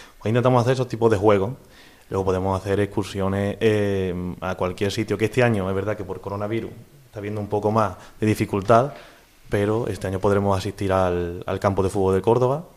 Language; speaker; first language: Spanish; native; Spanish